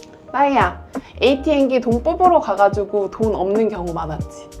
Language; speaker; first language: Korean; native; Korean